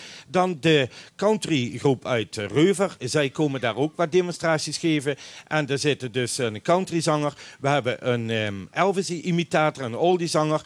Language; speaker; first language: Dutch; native; Dutch